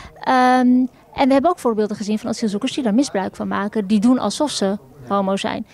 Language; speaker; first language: Dutch; early bilingual, other home language; Turkish